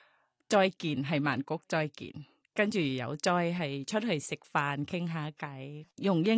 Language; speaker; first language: Cantonese; non-native, learner; Thai